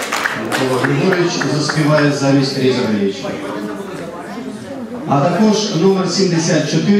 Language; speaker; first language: Ukrainian; native; Ukrainian